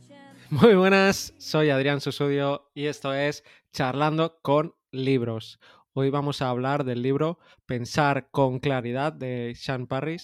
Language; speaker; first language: Spanish; native; Spanish